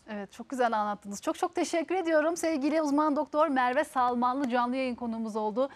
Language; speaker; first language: Turkish; early bilingual, heritage; Turkish